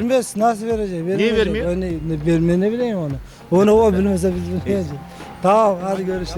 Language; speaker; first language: Turkish; non-native, learner; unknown